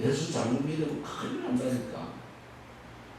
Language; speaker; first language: Korean; native; Korean